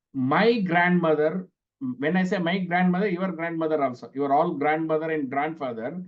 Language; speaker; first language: English; non-native, local second language; Kannada